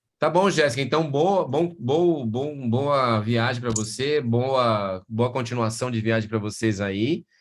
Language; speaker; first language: Portuguese; native; Portuguese